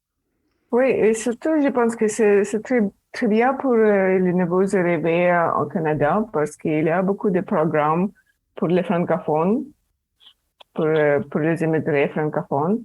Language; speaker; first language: French; non-native, fluent; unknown